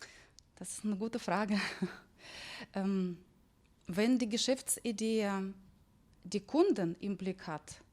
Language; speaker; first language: German; non-native, fluent; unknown